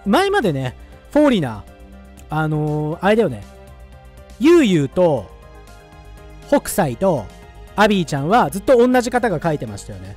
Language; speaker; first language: Japanese; native; Japanese